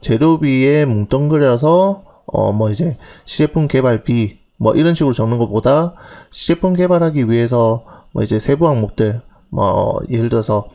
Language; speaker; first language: Korean; native; Korean